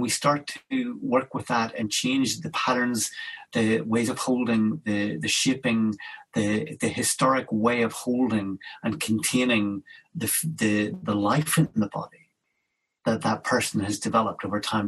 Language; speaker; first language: English; native; English